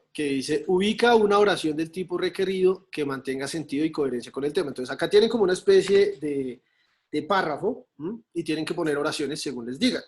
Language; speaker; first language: Spanish; native; Spanish